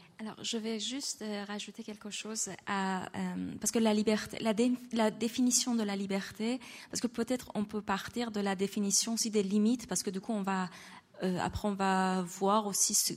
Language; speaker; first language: French; non-native, fluent; Persian